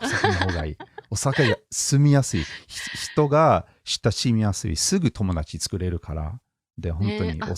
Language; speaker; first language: Japanese; non-native, fluent; English